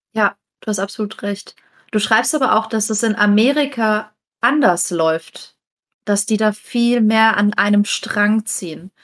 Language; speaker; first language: German; native; German